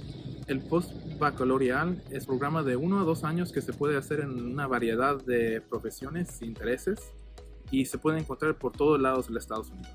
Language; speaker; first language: Spanish; early bilingual, heritage; Spanish